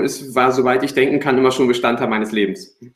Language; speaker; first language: German; native; German